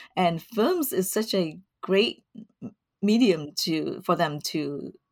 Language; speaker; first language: English; early bilingual, other home language; Vietnamese